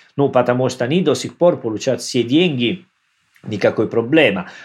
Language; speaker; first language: Russian; non-native, learner; Italian